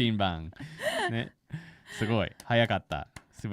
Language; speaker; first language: Japanese; non-native, fluent; English